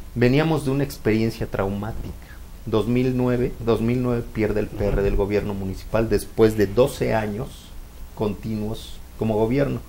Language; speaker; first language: Spanish; native; Spanish